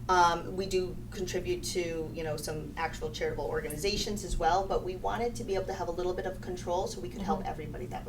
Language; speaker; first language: English; native; English